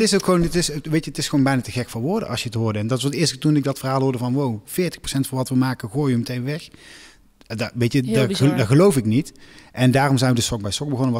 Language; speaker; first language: Dutch; native; Dutch